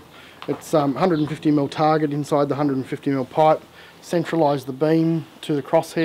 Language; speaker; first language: English; native; English